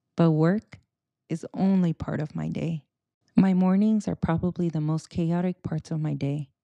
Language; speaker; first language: English; early bilingual, other home language; Spanish